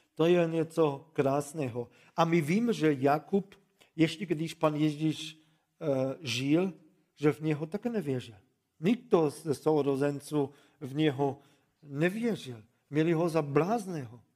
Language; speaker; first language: Czech; non-native, fluent; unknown